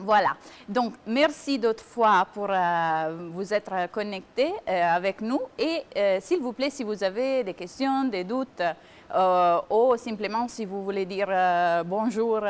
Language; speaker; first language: French; non-native, fluent; Italian